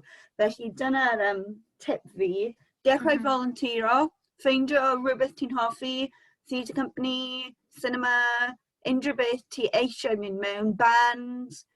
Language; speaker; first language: Welsh; non-native, local second language; English